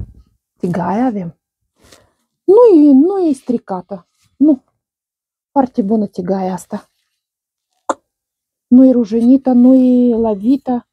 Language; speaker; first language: Romanian; non-native, learner; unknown